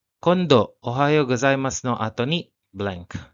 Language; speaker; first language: Japanese; non-native, learner; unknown